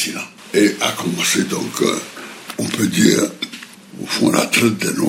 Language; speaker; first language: French; non-native, local second language; Fon